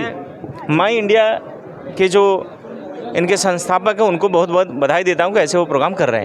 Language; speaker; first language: Hindi; native; Hindi